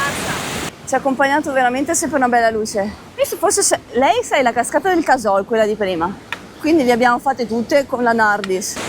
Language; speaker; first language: Italian; native; Italian